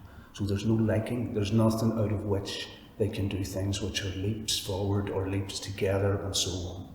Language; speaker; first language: English; native; English